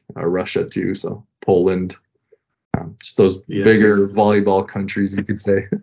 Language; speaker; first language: English; non-native, fluent; French